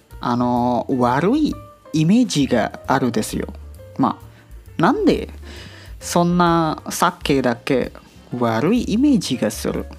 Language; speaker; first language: Japanese; non-native, learner; Indonesian